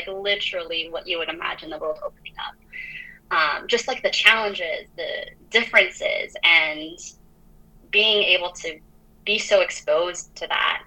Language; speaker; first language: English; native; English